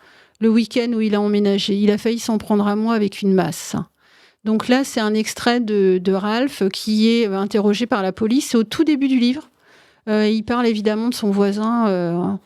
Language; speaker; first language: French; native; French